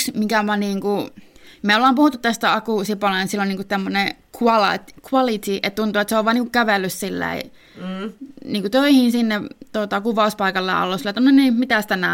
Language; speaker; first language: Finnish; native; Finnish